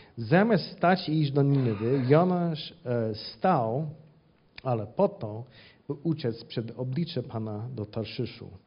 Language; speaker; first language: Polish; non-native, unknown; English